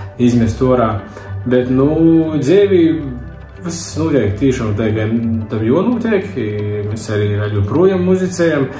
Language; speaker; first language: Latvian; native; Latvian